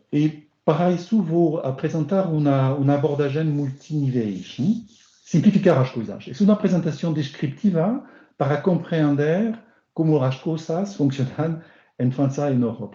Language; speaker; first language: Portuguese; non-native, learner; French